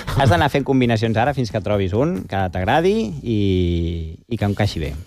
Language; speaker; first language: Catalan; non-native, local second language; Spanish